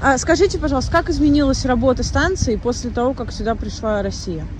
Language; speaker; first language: Russian; native; Russian